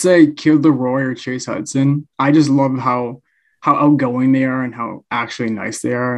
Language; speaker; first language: English; native; English